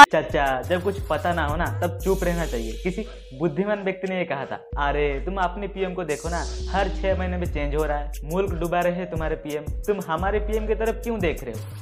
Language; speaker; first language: Hindi; native; Hindi